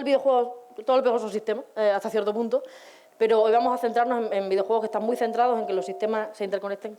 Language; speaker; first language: Spanish; native; Spanish